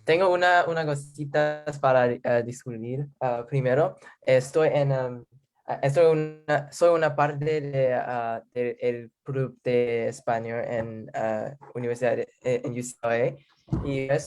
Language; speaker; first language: Spanish; non-native, learner; English